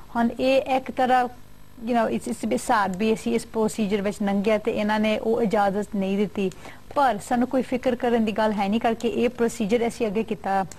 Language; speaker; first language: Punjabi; early bilingual, heritage; Punjabi